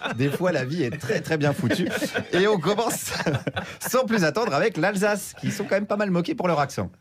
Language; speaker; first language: French; native; French